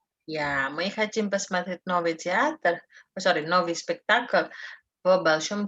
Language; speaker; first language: Russian; non-native, fluent; Indonesian